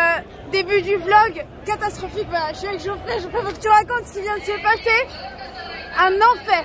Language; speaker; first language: French; native; French